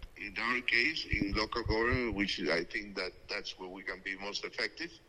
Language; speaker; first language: English; non-native, fluent; Spanish